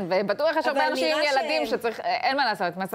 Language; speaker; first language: Hebrew; native; Hebrew